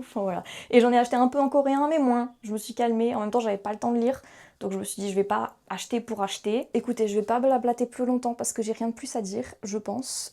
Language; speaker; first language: French; native; French